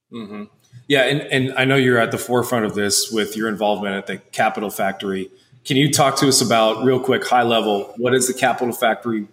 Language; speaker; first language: English; native; English